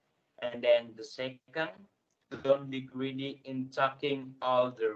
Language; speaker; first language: English; non-native, learner; Indonesian